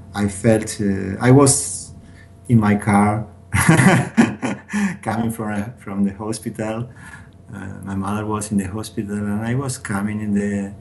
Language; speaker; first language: English; non-native, learner; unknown